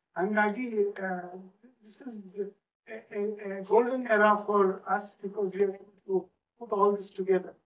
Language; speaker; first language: English; non-native, local second language; Kannada